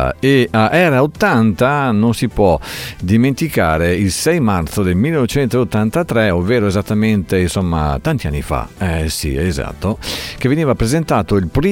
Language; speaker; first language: Italian; native; Italian